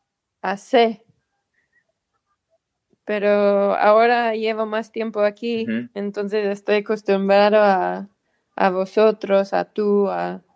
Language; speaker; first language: Spanish; non-native, fluent; English